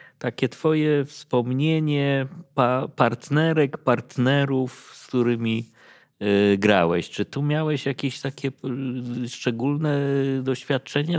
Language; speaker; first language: Polish; native; Polish